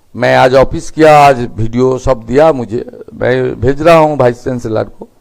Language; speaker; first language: Hindi; non-native, local second language; Bangla